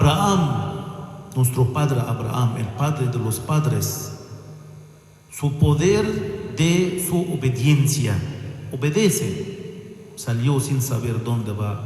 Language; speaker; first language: Spanish; non-native, fluent; Arabic